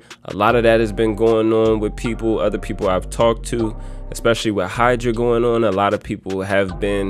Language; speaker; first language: English; native; English